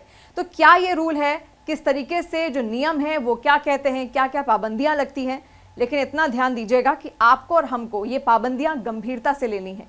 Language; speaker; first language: Hindi; native; Hindi